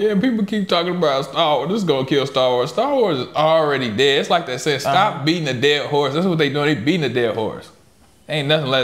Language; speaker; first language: English; native; English